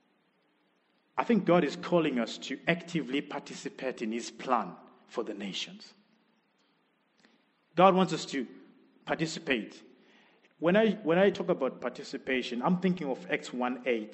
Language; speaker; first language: English; non-native, local second language; Shona